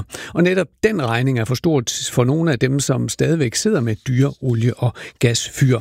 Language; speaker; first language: Danish; native; Danish